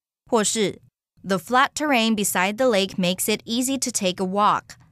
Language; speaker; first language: English; non-native, fluent; Chinese